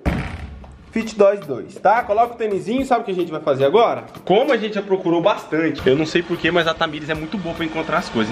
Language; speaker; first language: Portuguese; native; Portuguese